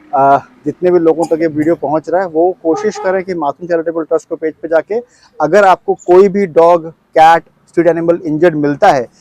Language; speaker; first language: Hindi; non-native, local second language; Gujarati